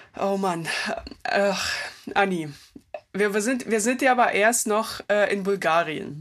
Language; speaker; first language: German; early bilingual, other home language; Russian